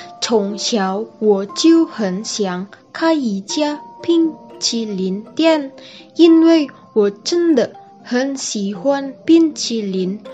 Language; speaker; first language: Chinese; non-native, learner; Indonesian